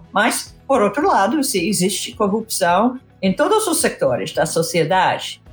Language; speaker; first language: Portuguese; non-native, fluent; English